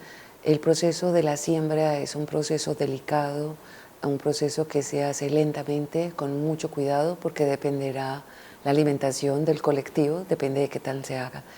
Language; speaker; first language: Spanish; native; Spanish